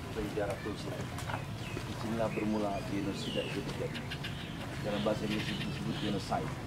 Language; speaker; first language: Indonesian; native; Indonesian